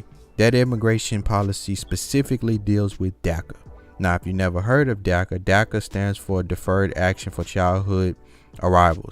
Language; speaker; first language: English; native; English